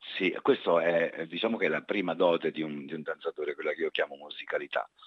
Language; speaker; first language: Italian; native; Italian